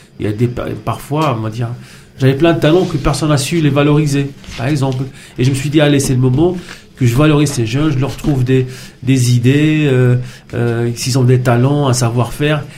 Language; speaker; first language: French; non-native, local second language; Arabic